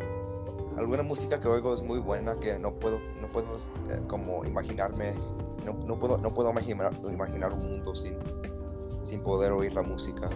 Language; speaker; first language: Spanish; early bilingual, heritage; Spanish